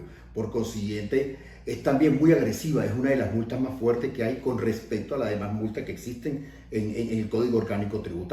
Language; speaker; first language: Spanish; native; Spanish